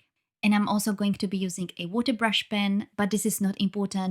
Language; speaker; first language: English; non-native, fluent; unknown